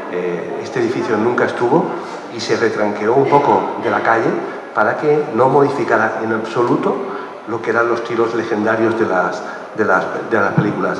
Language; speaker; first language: Spanish; native; Spanish